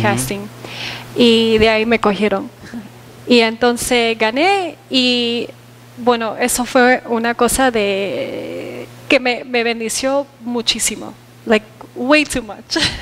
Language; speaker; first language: Spanish; early bilingual, heritage; Spanish